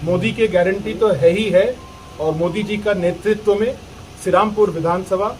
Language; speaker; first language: Hindi; non-native, local second language; Bangla